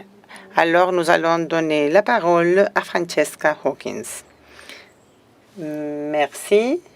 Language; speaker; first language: French; non-native, fluent; Spanish